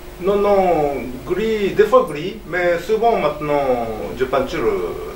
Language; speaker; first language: French; non-native, learner; Japanese